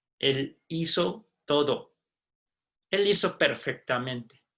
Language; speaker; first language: Spanish; non-native, fluent; Korean